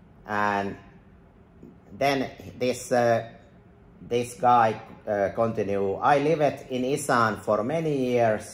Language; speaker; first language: English; non-native, fluent; Finnish